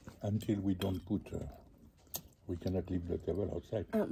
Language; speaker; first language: English; non-native, learner; French